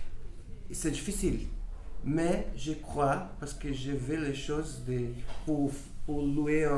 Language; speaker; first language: French; non-native, learner; Portuguese